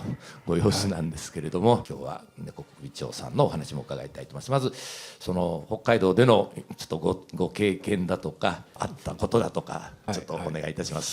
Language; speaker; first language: Japanese; native; Japanese